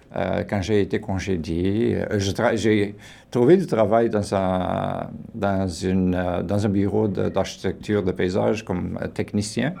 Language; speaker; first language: French; non-native, fluent; Portuguese